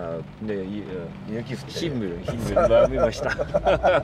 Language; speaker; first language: Japanese; non-native, learner; French